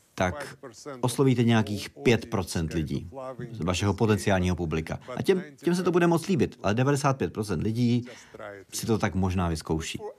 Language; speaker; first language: Czech; non-native, fluent; Russian